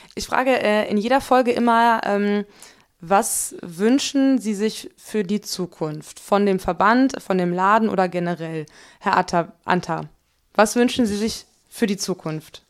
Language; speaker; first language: German; native; German